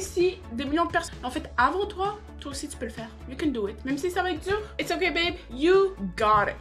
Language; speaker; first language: French; native; French